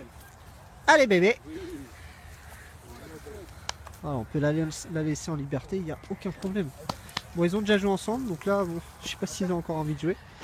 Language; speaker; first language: French; native; French